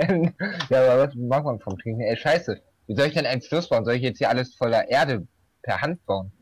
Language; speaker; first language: German; native; German